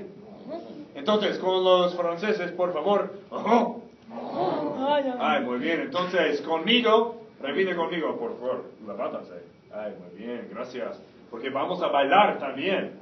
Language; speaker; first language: Spanish; non-native, fluent; English